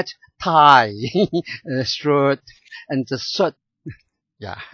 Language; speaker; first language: English; non-native, learner; Chinese